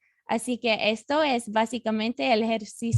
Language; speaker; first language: Spanish; non-native, fluent; English